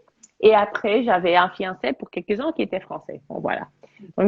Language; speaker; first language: French; non-native, fluent; English